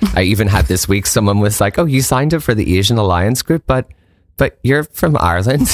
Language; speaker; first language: English; native; English